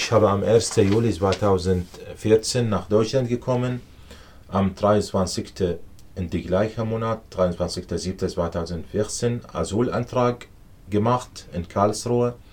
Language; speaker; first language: German; non-native, learner; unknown